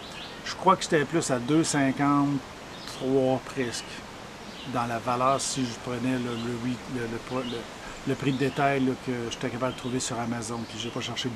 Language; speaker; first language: French; native; French